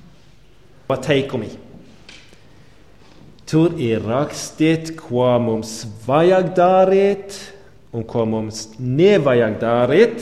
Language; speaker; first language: Latvian; non-native, learner; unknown